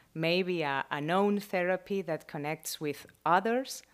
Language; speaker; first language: English; non-native, learner; Spanish